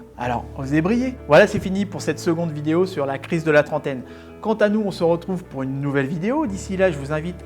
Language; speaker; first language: French; native; French